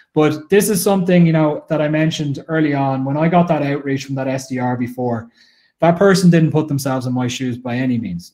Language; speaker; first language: English; native; English